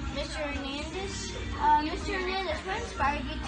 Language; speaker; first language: English; native; English